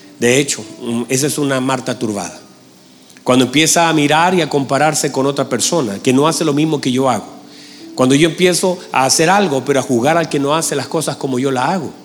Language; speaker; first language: Spanish; native; Spanish